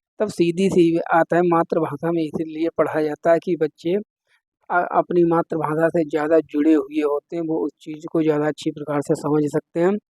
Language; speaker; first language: Hindi; native; Hindi